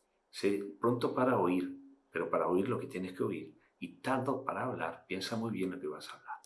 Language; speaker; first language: Spanish; native; Spanish